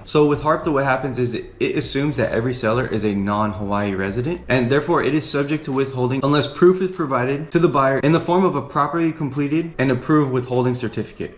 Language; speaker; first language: English; native; English